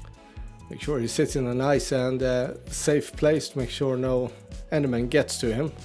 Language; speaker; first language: English; native; English